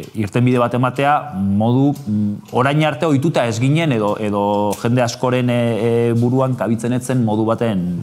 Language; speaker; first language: Basque; native; Basque